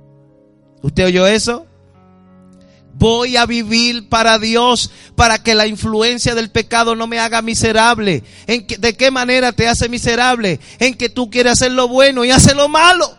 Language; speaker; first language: Spanish; native; Spanish